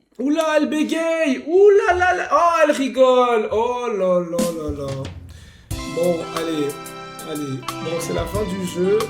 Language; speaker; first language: French; native; French